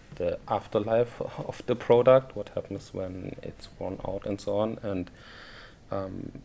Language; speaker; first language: English; non-native, fluent; German